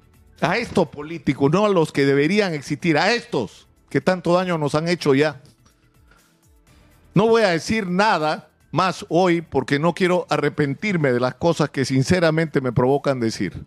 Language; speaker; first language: Spanish; native; Spanish